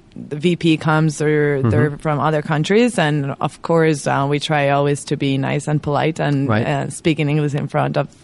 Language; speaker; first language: English; non-native, fluent; Spanish